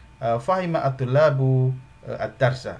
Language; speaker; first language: Arabic; non-native, fluent; Indonesian